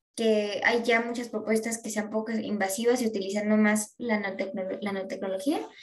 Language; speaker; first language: Spanish; native; Spanish